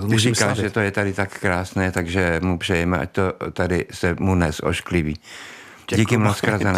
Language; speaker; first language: Czech; native; Czech